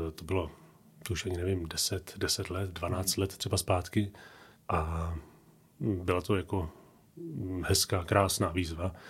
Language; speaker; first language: Czech; native; Czech